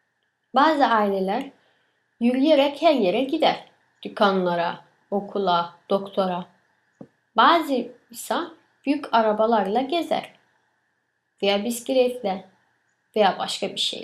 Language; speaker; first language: Turkish; early bilingual, other home language; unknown